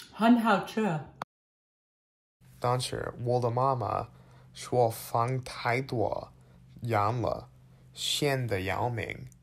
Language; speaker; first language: Chinese; non-native, learner; English